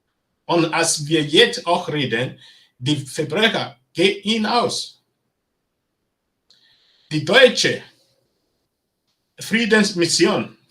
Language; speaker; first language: German; non-native, learner; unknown